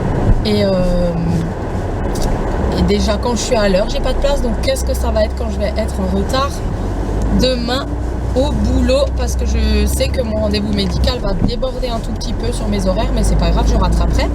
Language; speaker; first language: French; native; French